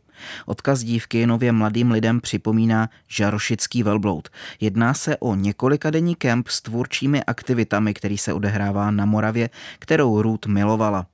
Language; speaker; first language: Czech; native; Czech